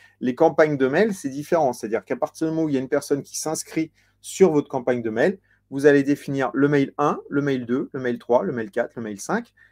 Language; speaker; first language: French; native; French